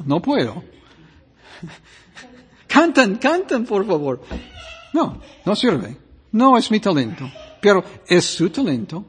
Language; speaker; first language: Spanish; non-native, fluent; English